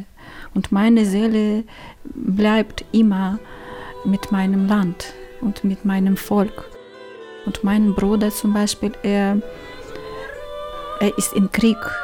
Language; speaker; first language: German; non-native, learner; Ukrainian